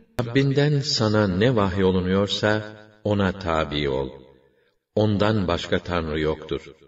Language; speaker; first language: Turkish; native; Turkish